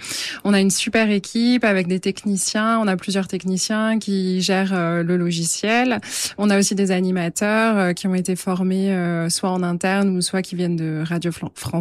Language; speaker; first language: French; native; French